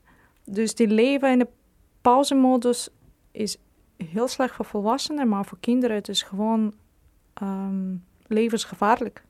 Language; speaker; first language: Dutch; non-native, fluent; Ukrainian